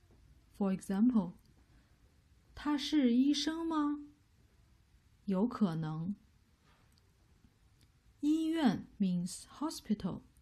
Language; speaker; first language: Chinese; native; Chinese